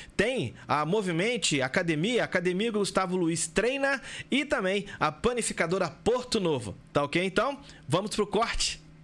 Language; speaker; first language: Portuguese; native; Portuguese